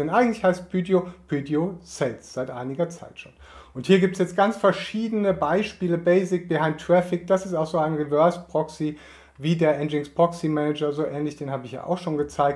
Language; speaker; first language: German; native; German